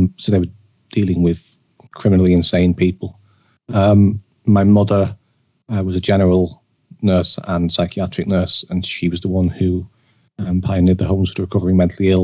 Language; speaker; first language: English; native; English